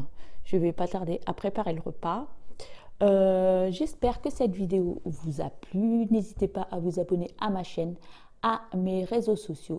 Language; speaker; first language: French; native; French